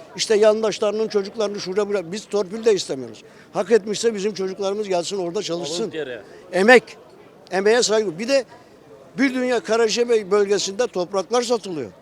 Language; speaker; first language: Turkish; native; Turkish